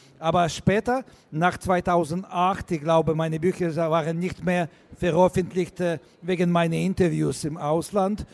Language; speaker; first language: German; non-native, learner; Russian